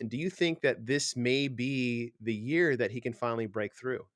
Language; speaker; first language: English; native; English